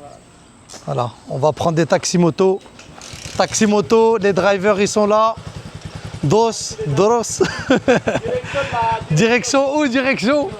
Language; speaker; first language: French; native; French